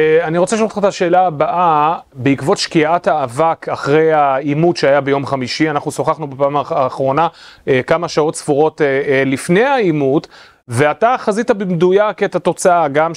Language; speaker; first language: Hebrew; native; Hebrew